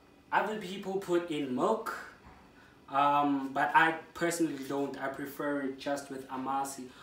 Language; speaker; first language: English; non-native, local second language; Xhosa